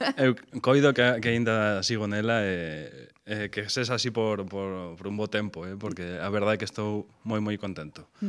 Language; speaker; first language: Galician; non-native, local second language; Spanish